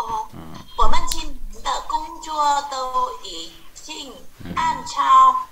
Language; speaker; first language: Chinese; non-native, learner; Vietnamese